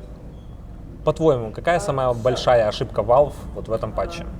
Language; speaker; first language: Russian; native; Russian